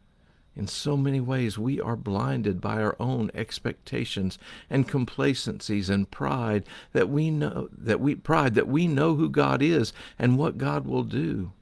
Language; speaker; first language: English; native; English